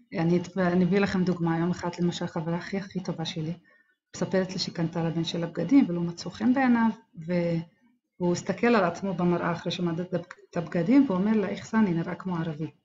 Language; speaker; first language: Hebrew; non-native, local second language; Arabic